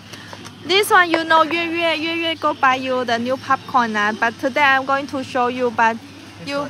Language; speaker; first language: English; non-native, learner; Chinese